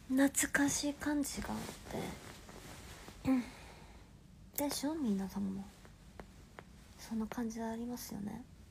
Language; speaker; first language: Japanese; non-native, fluent; Korean